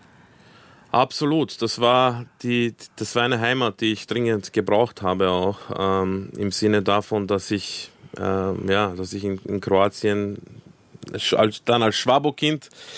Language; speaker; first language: German; early bilingual, other home language; Croatian